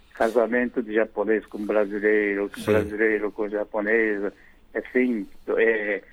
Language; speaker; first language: Portuguese; non-native, fluent; Japanese